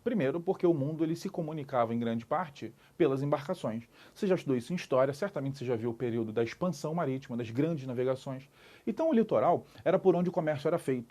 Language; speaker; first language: Portuguese; native; Portuguese